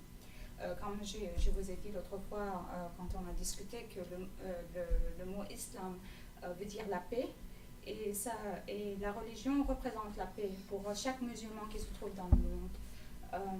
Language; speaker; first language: French; non-native, fluent; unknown